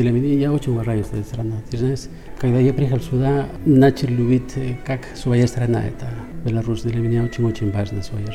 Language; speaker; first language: Russian; non-native, learner; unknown